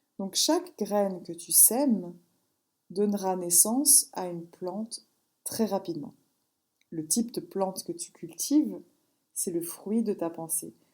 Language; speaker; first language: French; native; French